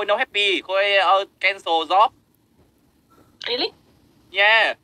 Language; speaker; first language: English; non-native, learner; Vietnamese